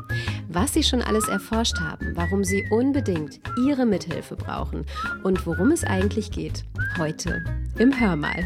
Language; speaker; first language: German; native; German